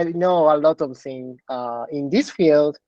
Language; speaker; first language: English; non-native, learner; Japanese